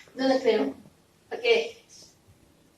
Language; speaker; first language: Spanish; non-native, learner; Haitian Creole